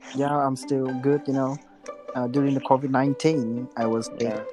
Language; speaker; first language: English; non-native, learner; Vietnamese